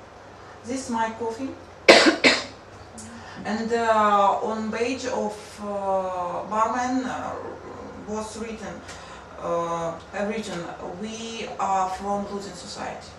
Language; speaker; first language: English; non-native, learner; Russian